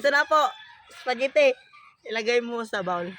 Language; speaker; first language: Filipino; non-native, local second language; Cebuano